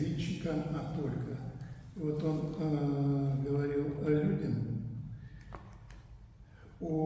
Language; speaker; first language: Russian; native; Russian